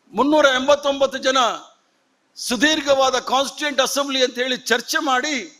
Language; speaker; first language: Kannada; non-native, local second language; Tamil